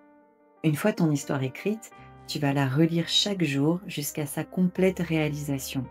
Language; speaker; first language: French; native; French